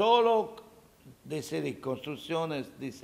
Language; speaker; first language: French; non-native, learner; Italian